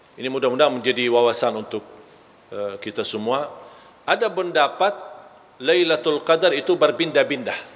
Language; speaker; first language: Malay; non-native, fluent; Arabic